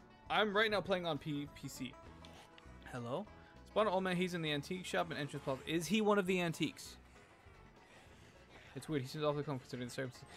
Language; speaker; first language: English; native; English